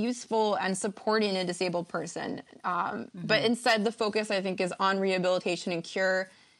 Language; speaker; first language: English; native; English